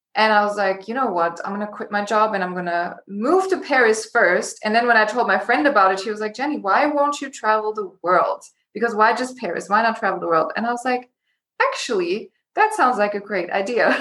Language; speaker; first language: English; non-native, fluent; German